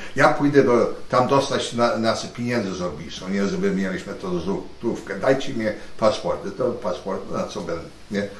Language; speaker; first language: Polish; early bilingual, heritage; Polish